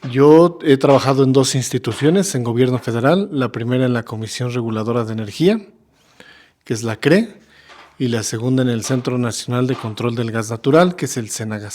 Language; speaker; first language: Spanish; native; Spanish